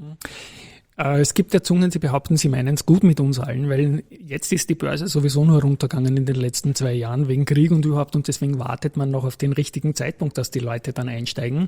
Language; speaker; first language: German; native; German